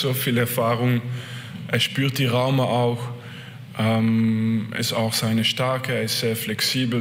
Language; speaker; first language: German; non-native, fluent; French